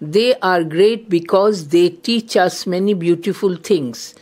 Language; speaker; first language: English; non-native, local second language; Bangla